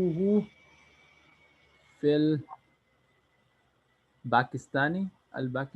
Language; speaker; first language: Arabic; non-native, learner; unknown